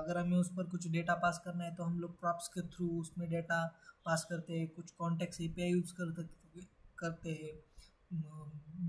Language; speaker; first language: Hindi; native; Hindi